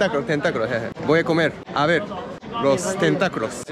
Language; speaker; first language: Spanish; non-native, learner; Japanese